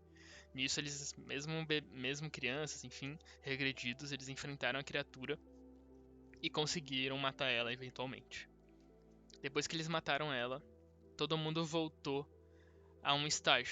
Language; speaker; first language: Portuguese; native; Portuguese